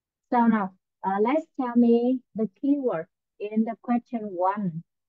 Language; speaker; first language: English; non-native, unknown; Vietnamese